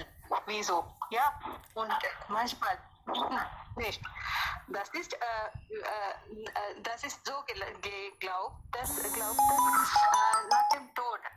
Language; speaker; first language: German; non-native, learner; Hindi